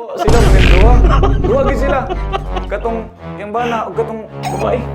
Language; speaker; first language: Cebuano; native; Cebuano